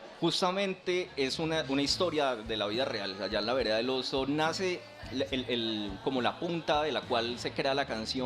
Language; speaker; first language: Spanish; native; Spanish